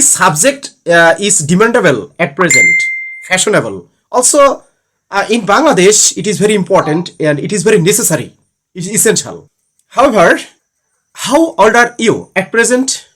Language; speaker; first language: English; non-native, learner; Bangla